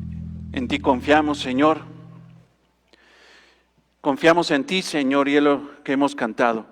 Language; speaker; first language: Spanish; native; Spanish